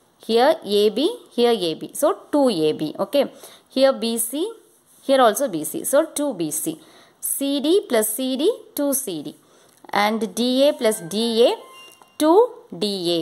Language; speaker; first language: English; non-native, local second language; Tamil